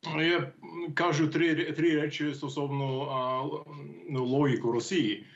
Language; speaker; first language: Ukrainian; non-native, fluent; English